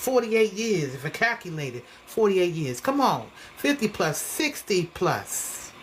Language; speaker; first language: English; native; English